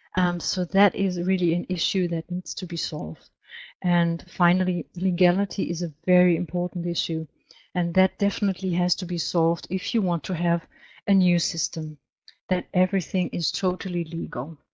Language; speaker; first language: English; non-native, fluent; German